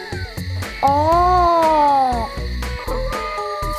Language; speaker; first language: Chinese; native; Chinese